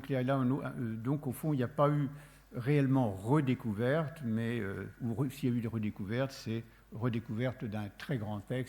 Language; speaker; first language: French; native; French